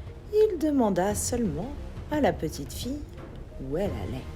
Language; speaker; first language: French; native; French